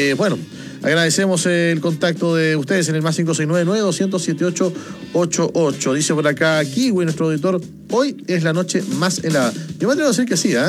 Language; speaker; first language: Spanish; native; Spanish